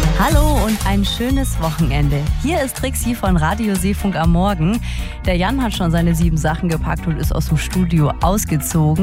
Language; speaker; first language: German; native; German